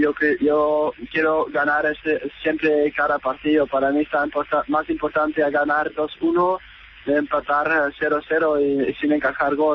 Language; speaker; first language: Spanish; non-native, learner; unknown